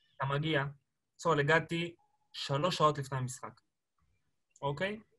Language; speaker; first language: Hebrew; early bilingual, other home language; Spanish